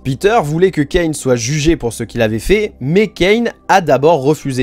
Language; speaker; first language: French; native; French